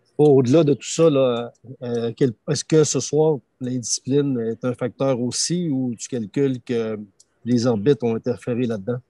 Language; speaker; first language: French; native; French